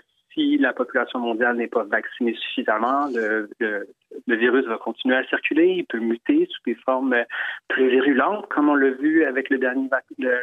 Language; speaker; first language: French; native; French